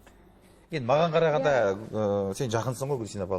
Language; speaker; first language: Kazakh; native; Kazakh